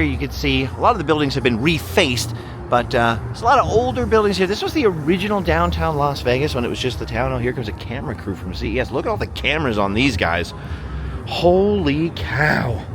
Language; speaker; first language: English; native; English